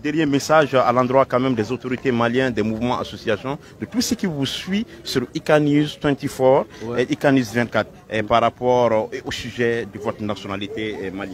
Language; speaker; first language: French; non-native, local second language; Bambara